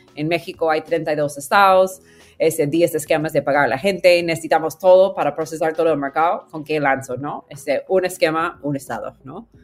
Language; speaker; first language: Spanish; non-native, fluent; English